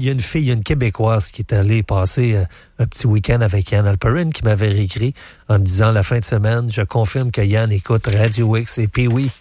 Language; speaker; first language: French; native; French